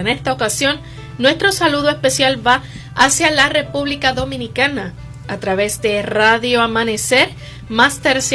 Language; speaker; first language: Spanish; native; Spanish